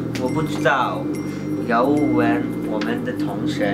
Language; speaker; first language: Chinese; non-native, learner; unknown